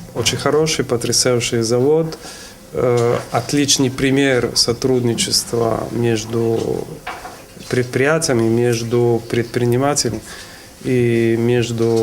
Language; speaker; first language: Russian; non-native, learner; Italian